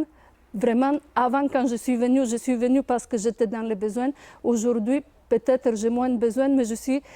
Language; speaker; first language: French; non-native, fluent; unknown